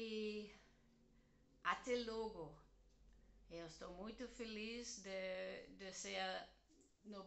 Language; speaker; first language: Portuguese; non-native, learner; German